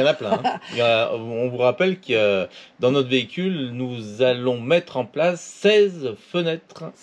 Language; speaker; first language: French; native; French